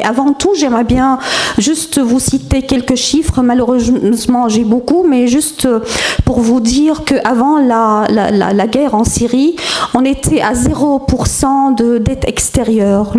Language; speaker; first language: French; non-native, fluent; Arabic